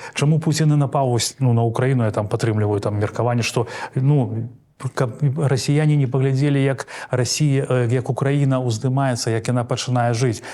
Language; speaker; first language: Belarusian; non-native, local second language; Russian